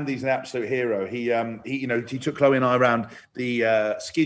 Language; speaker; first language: English; native; English